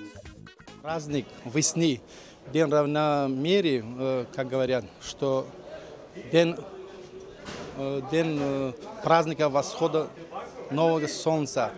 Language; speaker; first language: Russian; non-native, fluent; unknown